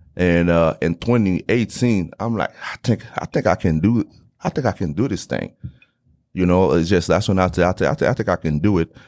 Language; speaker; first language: English; non-native, fluent; Haitian Creole